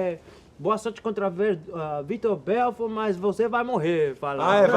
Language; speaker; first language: Portuguese; non-native, learner; Spanish